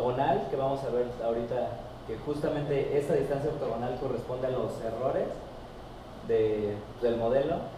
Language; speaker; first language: Spanish; native; Spanish